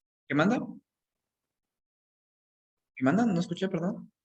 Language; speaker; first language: Spanish; native; Spanish